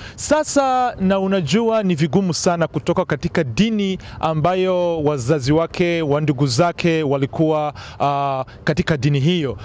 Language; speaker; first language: Swahili; non-native, local second language; Kinyarwanda